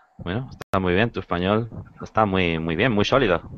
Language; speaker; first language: Spanish; native; Spanish